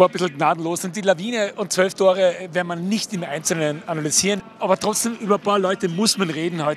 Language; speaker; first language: German; native; German